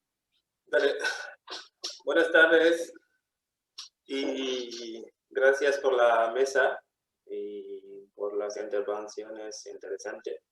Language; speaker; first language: Spanish; non-native, fluent; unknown